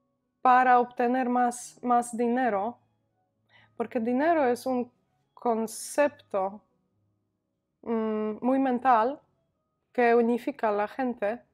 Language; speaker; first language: Spanish; non-native, fluent; Polish